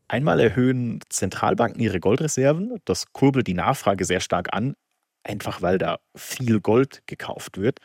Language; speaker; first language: German; native; German